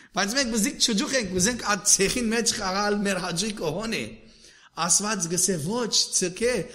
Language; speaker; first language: Armenian; early bilingual, heritage; Armenian